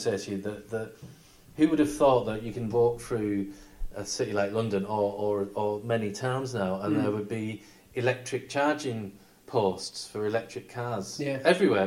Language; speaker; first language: English; native; English